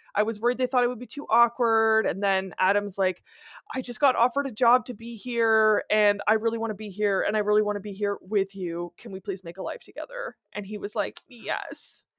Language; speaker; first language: English; non-native, fluent; French